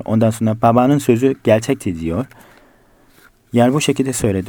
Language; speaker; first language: Turkish; non-native, fluent; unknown